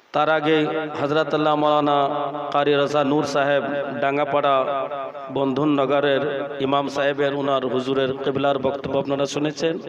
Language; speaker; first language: Bangla; non-native, local second language; Urdu